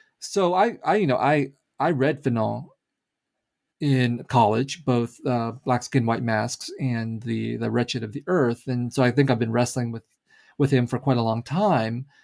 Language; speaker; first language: English; early bilingual, other home language; Vietnamese